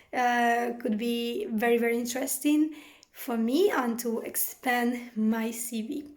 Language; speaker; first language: English; non-native, fluent; Spanish